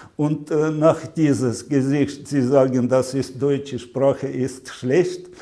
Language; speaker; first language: German; non-native, learner; Ukrainian